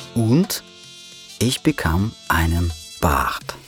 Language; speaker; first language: German; non-native, fluent; Russian